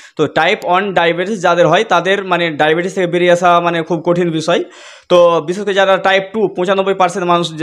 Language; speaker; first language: Bangla; native; Bangla